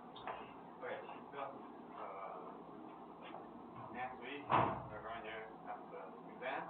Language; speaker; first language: English; non-native, learner; Chinese